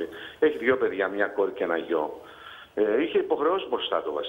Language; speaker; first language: Greek; native; Greek